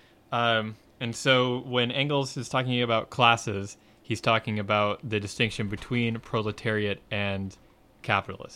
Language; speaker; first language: English; native; English